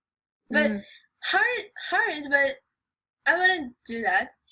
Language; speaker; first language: English; non-native, learner; Japanese